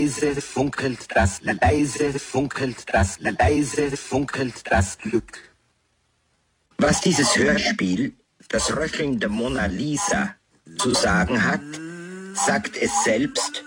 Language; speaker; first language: German; native; German